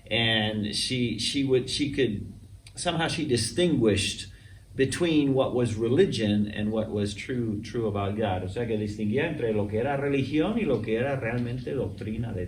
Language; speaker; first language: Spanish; non-native, fluent; English